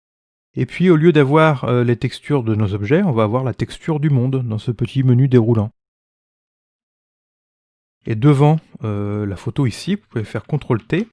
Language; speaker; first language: French; native; French